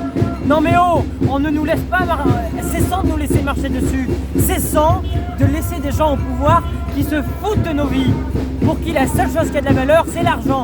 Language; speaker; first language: French; native; French